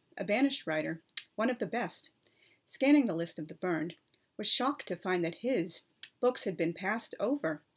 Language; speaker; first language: English; native; English